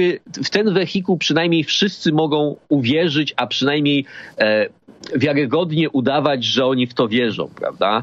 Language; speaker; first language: Polish; native; Polish